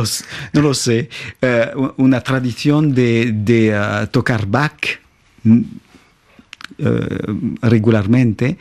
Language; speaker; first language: Spanish; non-native, fluent; French